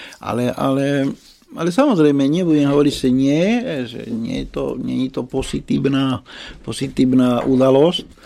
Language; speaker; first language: Slovak; non-native, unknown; Spanish